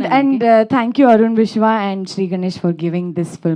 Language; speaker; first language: Telugu; non-native, learner; Kannada